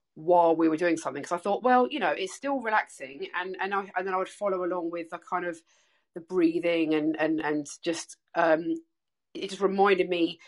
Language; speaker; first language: English; native; English